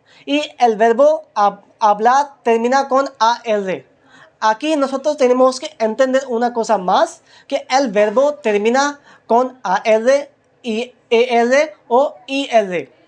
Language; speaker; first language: Spanish; non-native, learner; Hindi